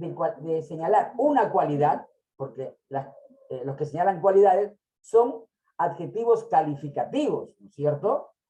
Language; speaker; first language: Spanish; native; Spanish